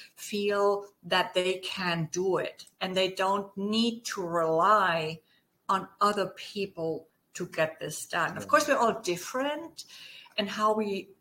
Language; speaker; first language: English; non-native, fluent; German